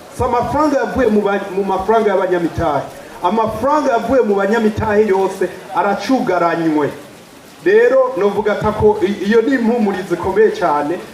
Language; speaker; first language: Rundi; early bilingual, heritage; Rundi